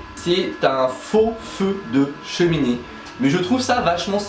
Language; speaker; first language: French; native; French